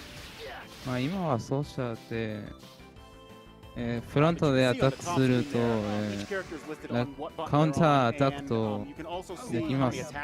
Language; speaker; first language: Japanese; non-native, learner; Spanish